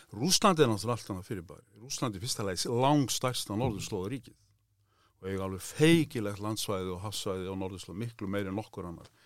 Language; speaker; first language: Icelandic; native; Icelandic